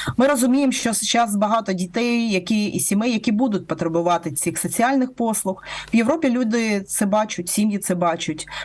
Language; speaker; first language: Ukrainian; non-native, local second language; Russian